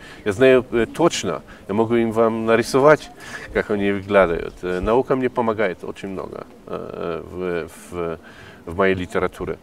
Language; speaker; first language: Russian; non-native, fluent; Polish